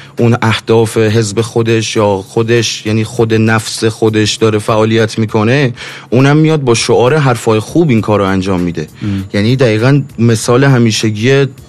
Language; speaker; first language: Persian; native; Persian